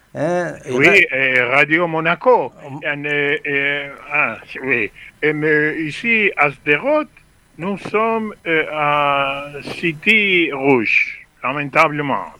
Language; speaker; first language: French; non-native, learner; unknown